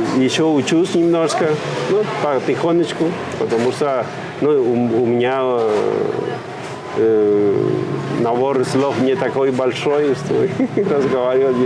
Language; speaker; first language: Russian; non-native, fluent; Spanish